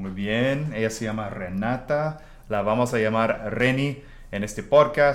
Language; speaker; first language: Spanish; non-native, fluent; English